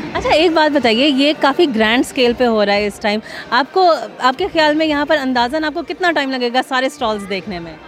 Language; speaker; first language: Urdu; native; Urdu